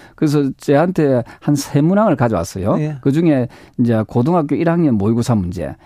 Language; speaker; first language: Korean; native; Korean